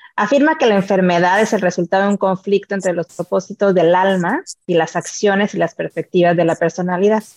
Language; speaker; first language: Spanish; native; Spanish